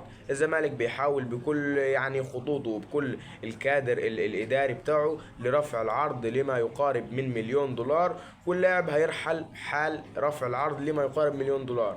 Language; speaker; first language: Arabic; native; Arabic